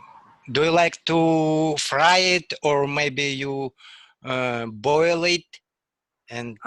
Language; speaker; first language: English; non-native, learner; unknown